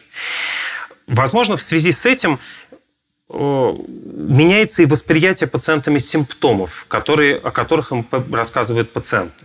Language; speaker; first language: Russian; native; Russian